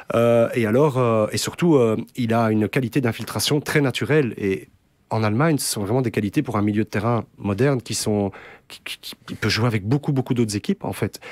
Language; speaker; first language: French; native; French